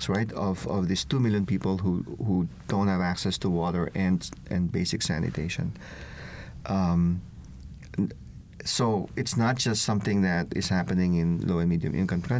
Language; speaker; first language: English; non-native, local second language; Filipino